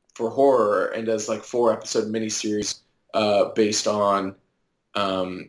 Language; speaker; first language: English; native; English